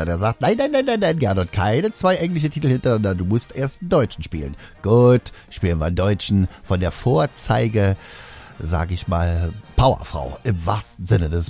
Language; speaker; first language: German; native; German